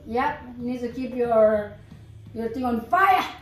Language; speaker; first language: English; non-native, fluent; Indonesian